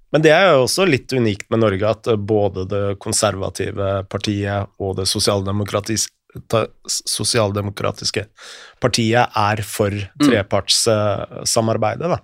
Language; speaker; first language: Norwegian; native; Norwegian